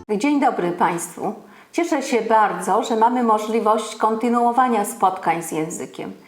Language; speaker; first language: Polish; native; Polish